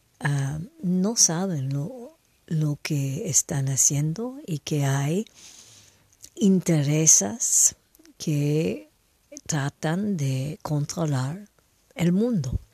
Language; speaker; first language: Spanish; non-native, fluent; French